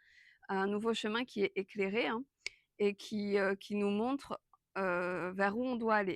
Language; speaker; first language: French; native; French